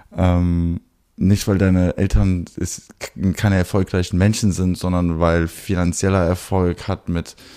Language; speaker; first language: German; early bilingual, heritage; German